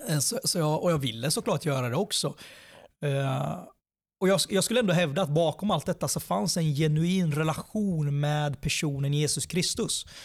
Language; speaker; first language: Swedish; early bilingual, other home language; Persian